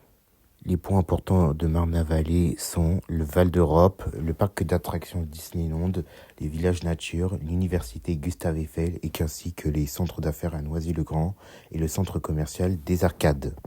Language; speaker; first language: French; native; French